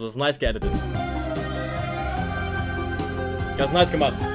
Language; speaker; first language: German; native; German